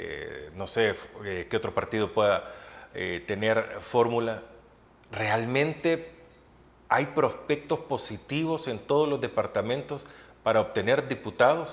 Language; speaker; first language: Spanish; native; Spanish